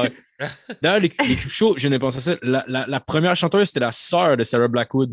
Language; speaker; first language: French; native; French